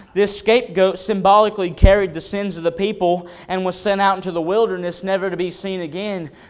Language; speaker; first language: English; native; English